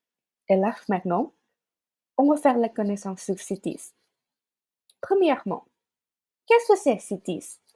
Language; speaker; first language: French; non-native, fluent; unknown